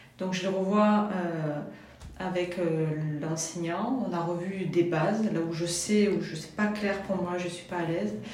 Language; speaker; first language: French; native; French